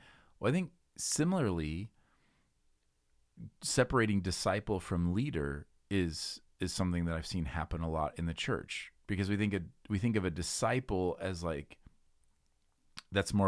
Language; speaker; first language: English; native; English